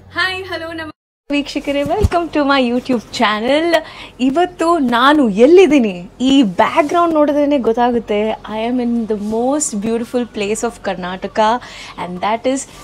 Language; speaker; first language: Kannada; non-native, local second language; Konkani